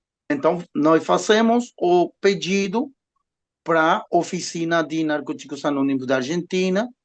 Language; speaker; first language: Portuguese; non-native, learner; Spanish